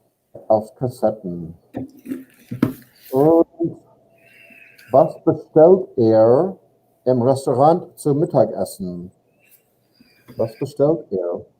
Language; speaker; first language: German; non-native, fluent; English